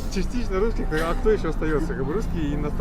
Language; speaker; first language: Russian; native; Russian